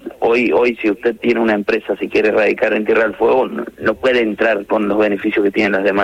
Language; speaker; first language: Spanish; native; Spanish